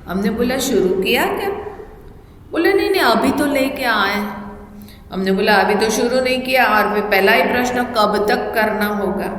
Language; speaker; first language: Hindi; non-native, local second language; Gujarati